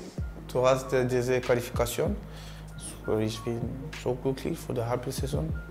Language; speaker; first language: German; non-native, learner; French